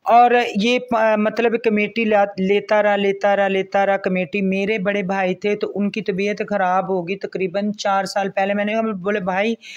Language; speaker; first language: Urdu; non-native, local second language; Punjabi